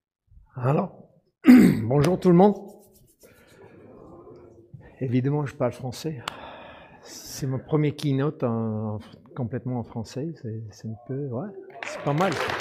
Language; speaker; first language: French; non-native, fluent; English